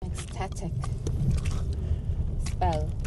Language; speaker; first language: English; non-native, local second language; Filipino